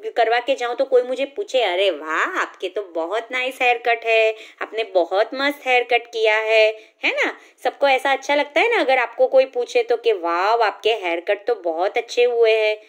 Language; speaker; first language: Hindi; non-native, local second language; Gujarati